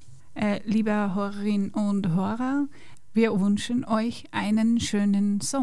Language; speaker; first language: German; non-native, fluent; Persian